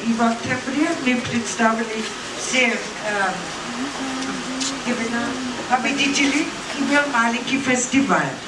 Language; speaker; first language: Russian; non-native, fluent; German